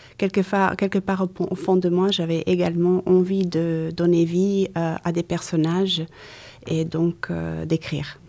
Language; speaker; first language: French; non-native, fluent; Croatian